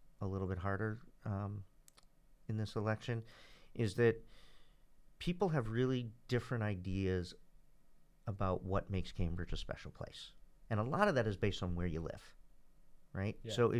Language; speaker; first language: English; native; English